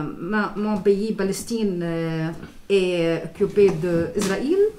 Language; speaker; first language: French; non-native, learner; Arabic